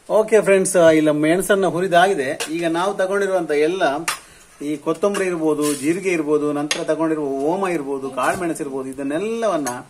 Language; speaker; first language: Kannada; non-native, local second language; Tulu